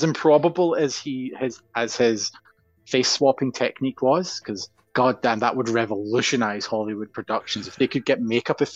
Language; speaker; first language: English; native; English